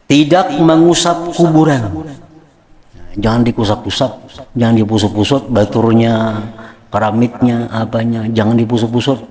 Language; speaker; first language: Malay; non-native, local second language; Banjar